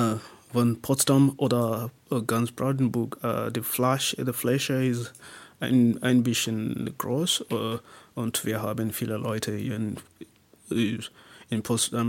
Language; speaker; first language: German; non-native, learner; English